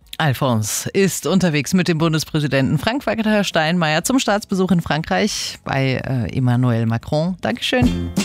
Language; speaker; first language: German; native; German